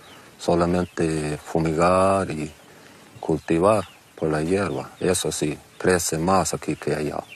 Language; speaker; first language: Spanish; non-native, local second language; Plautdietsch